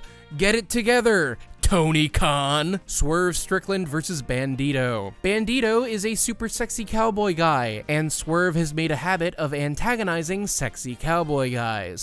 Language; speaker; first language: English; native; English